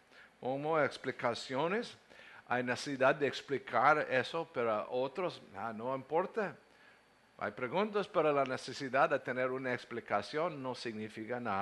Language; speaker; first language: Spanish; non-native, learner; English